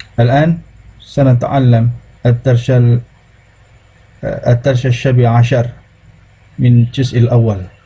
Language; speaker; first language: Arabic; non-native, fluent; Indonesian